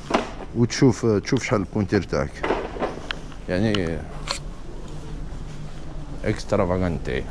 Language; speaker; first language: Arabic; native; Arabic